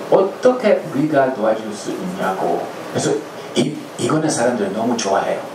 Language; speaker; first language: Korean; non-native, fluent; Hungarian